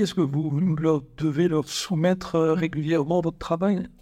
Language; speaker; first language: French; native; French